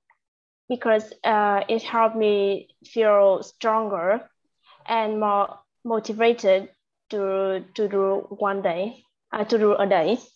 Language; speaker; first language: English; non-native, learner; Vietnamese